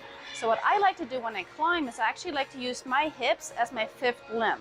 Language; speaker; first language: English; native; English